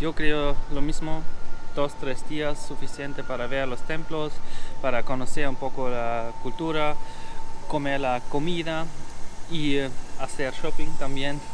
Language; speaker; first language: Spanish; non-native, learner; German